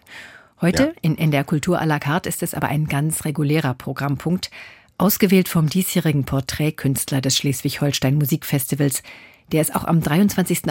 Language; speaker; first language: German; native; German